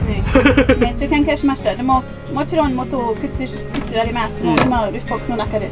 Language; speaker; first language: Japanese; non-native, learner; English